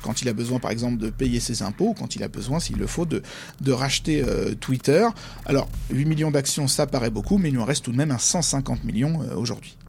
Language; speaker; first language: French; native; French